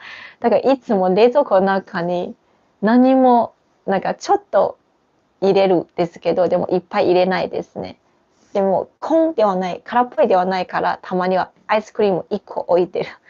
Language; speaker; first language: Japanese; non-native, fluent; Chinese